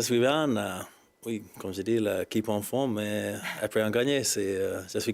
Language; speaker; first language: French; non-native, learner; English